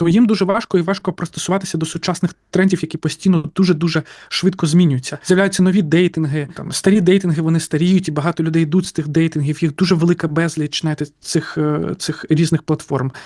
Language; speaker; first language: Ukrainian; native; Ukrainian